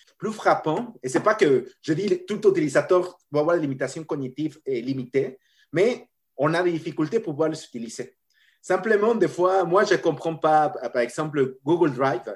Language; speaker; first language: French; non-native, fluent; Spanish